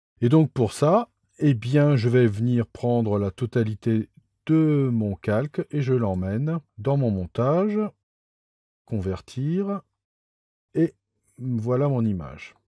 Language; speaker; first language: French; native; French